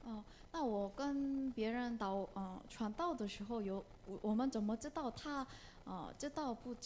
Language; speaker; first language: Chinese; non-native, learner; Korean